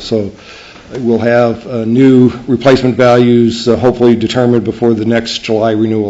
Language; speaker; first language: English; native; English